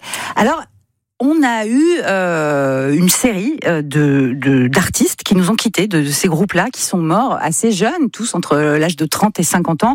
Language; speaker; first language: French; native; French